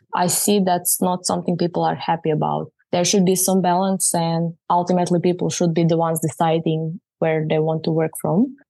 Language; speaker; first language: English; non-native, fluent; Croatian